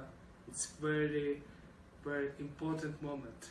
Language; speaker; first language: English; non-native, learner; Kazakh